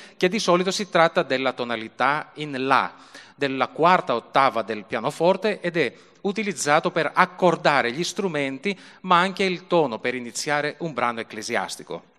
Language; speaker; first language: Italian; early bilingual, other home language; Greek